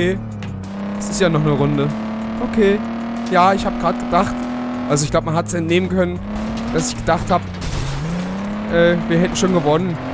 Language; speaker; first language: German; native; German